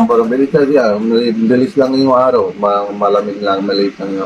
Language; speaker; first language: Filipino; non-native, learner; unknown